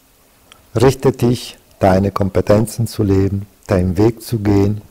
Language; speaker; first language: German; non-native, fluent; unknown